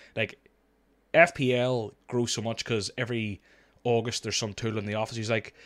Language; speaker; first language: English; native; English